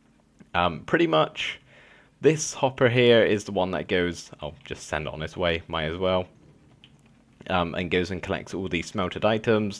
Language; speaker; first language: English; native; English